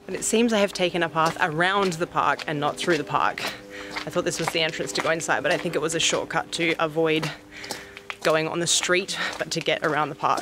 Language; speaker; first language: English; native; English